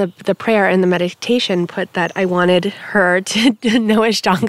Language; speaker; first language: English; native; English